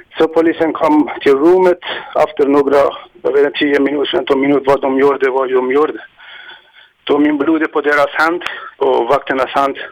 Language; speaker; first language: Swedish; non-native, learner; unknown